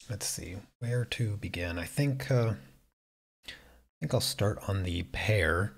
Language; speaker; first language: English; native; English